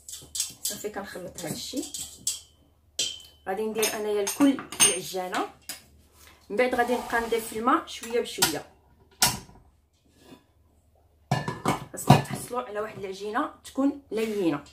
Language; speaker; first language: Arabic; native; Arabic